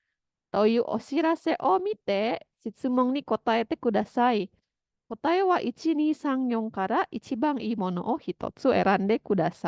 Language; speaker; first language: Japanese; non-native, fluent; Indonesian